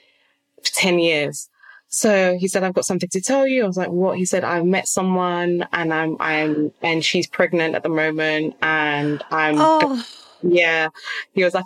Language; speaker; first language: English; native; English